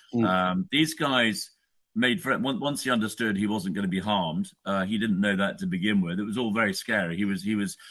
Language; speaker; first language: English; native; English